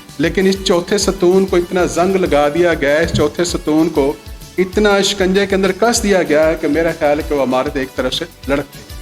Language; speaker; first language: Urdu; non-native, local second language; Punjabi